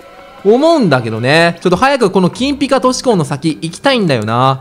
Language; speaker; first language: Japanese; native; Japanese